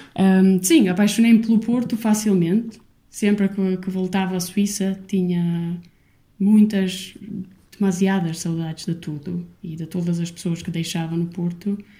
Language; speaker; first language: Portuguese; non-native, fluent; Albanian